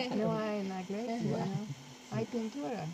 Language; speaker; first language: Spanish; non-native, learner; English